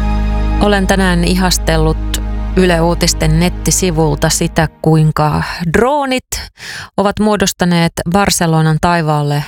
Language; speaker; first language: Finnish; native; Finnish